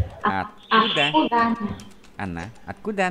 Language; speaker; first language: Russian; non-native, fluent; Vietnamese